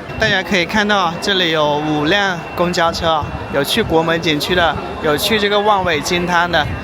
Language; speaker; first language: Chinese; native; Chinese